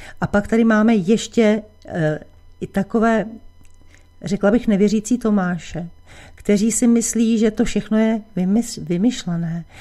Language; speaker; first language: Czech; native; Czech